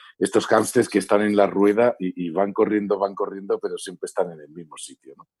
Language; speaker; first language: Spanish; native; Spanish